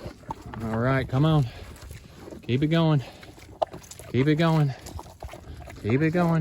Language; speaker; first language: English; native; English